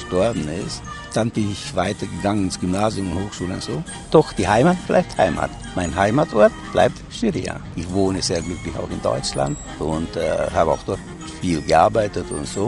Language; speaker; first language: German; native; German